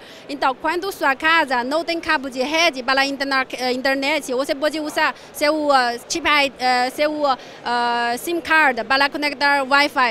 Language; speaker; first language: Portuguese; non-native, learner; Chinese